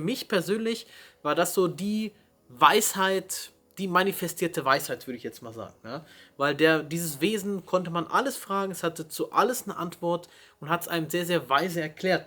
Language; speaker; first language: German; native; German